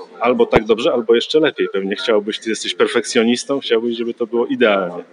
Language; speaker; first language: Polish; native; Polish